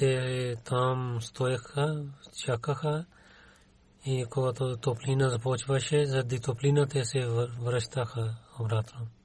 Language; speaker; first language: Bulgarian; non-native, learner; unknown